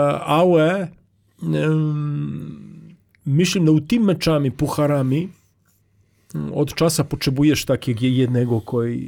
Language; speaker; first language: Polish; non-native, learner; Croatian